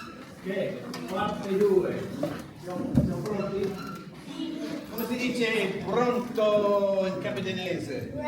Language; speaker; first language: Italian; non-native, learner; English